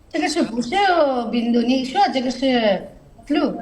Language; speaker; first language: Chinese; non-native, fluent; Telugu